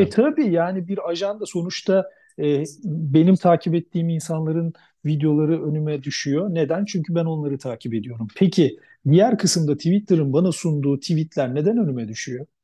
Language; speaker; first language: Turkish; native; Turkish